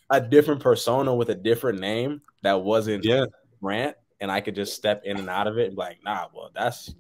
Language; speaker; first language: English; native; English